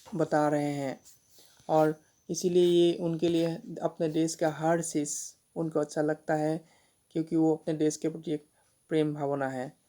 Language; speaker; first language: Hindi; non-native, local second language; Assamese